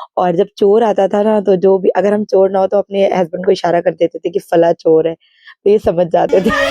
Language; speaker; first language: Hindi; native; Hindi